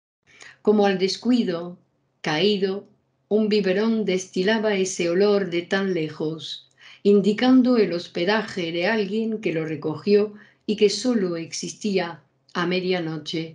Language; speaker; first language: Spanish; native; Spanish